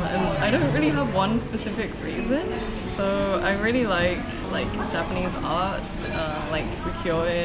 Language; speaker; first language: English; native; English